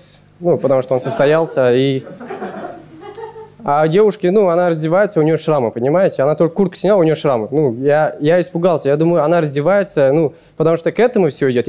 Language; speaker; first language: Russian; native; Russian